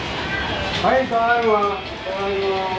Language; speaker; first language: Japanese; native; Japanese